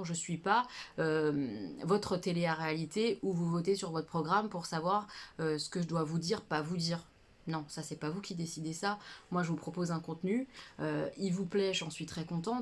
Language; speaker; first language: French; native; French